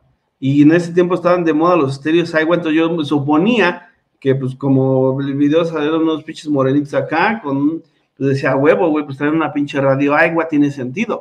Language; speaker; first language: Spanish; native; Spanish